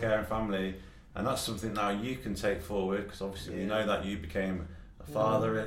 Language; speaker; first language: English; native; English